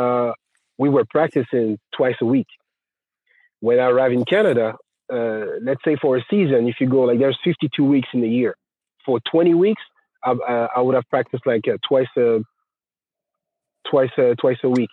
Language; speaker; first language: English; non-native, fluent; French